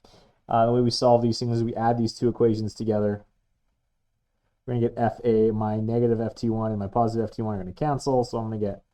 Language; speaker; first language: English; native; English